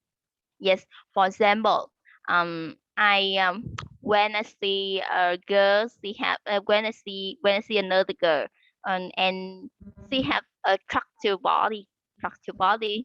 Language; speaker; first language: English; non-native, learner; Vietnamese